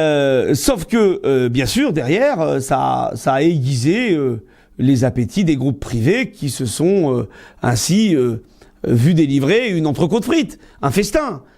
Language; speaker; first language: French; native; French